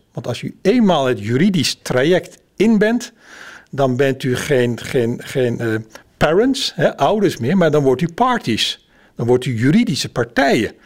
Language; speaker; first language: Dutch; native; Dutch